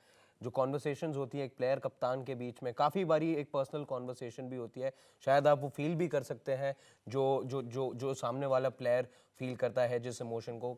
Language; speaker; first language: Hindi; native; Hindi